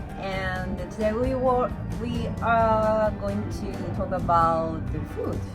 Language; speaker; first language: English; non-native, learner; Japanese